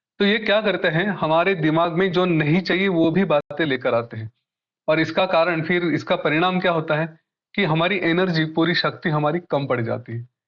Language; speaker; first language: Hindi; non-native, local second language; Marathi